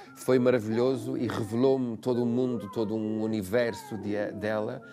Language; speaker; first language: Portuguese; non-native, fluent; English